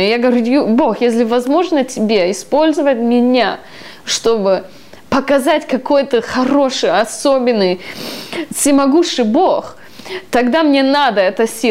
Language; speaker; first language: Russian; early bilingual, heritage; Russian